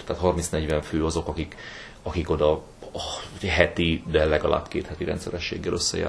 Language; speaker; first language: Hungarian; native; Hungarian